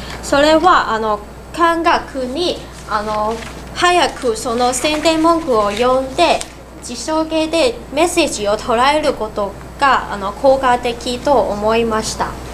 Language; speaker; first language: Japanese; non-native, learner; Cantonese